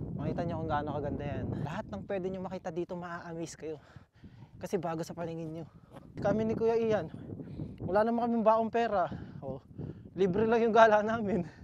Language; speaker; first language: Filipino; native; Filipino